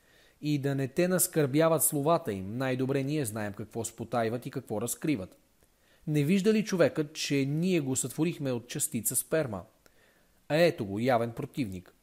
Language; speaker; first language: Bulgarian; native; Bulgarian